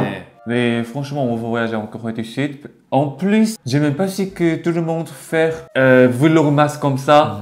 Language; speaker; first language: French; non-native, learner; Korean